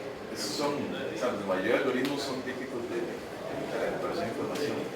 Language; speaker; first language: Spanish; native; Spanish